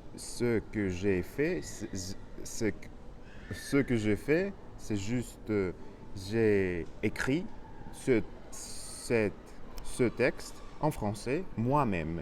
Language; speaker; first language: French; non-native, learner; Russian